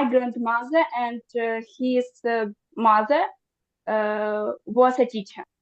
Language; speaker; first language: English; non-native, learner; Ukrainian